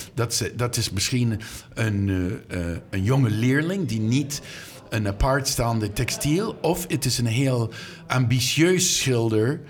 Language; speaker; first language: Dutch; non-native, learner; English